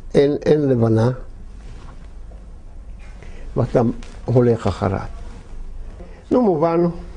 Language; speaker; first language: Hebrew; non-native, fluent; Yiddish